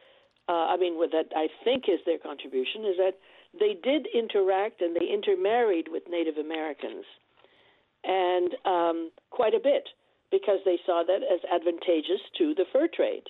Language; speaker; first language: English; non-native, fluent; French